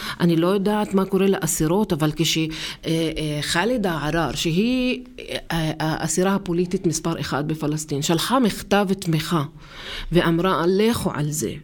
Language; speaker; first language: Hebrew; non-native, local second language; Arabic